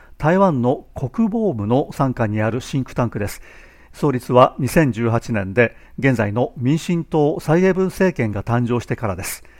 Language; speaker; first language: Japanese; native; Japanese